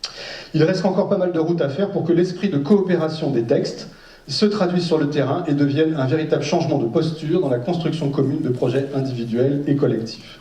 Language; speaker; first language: French; native; French